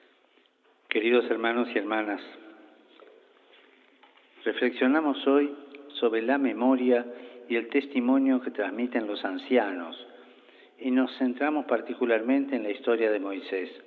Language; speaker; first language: Spanish; native; Spanish